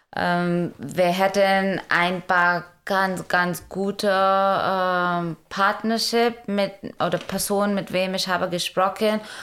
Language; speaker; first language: German; non-native, learner; Hindi